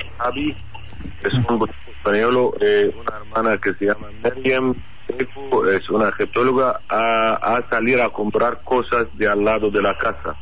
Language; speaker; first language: Spanish; non-native, learner; Arabic